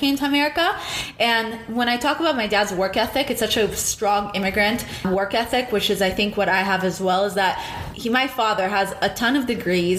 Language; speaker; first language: English; non-native, fluent; Russian